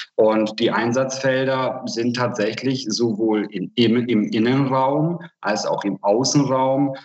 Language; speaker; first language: German; non-native, fluent; Hungarian